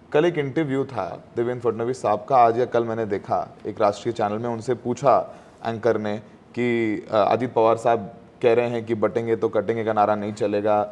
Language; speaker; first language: Hindi; native; Hindi